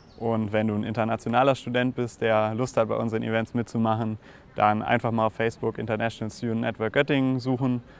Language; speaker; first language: German; native; German